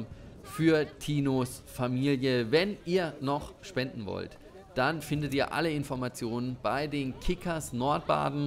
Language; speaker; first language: German; native; German